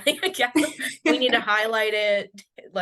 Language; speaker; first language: English; native; English